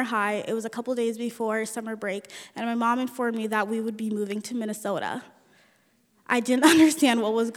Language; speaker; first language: English; early bilingual, other home language; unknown